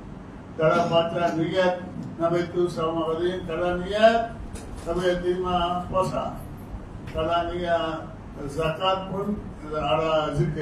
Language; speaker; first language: Indonesian; non-native, learner; Tamil